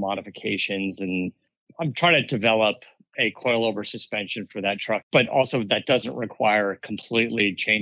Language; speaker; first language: English; native; English